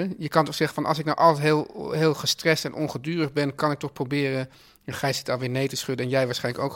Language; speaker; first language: Dutch; native; Dutch